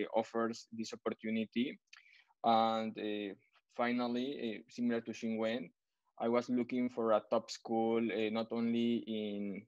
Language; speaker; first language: English; non-native, fluent; Spanish